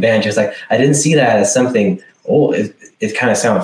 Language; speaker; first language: English; non-native, fluent; Swedish